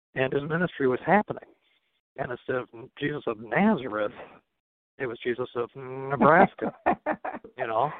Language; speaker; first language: English; native; English